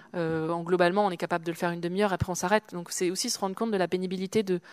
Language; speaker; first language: French; native; French